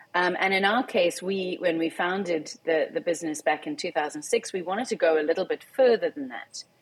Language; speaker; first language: English; native; English